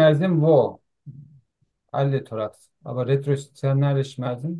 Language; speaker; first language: German; non-native, learner; Turkish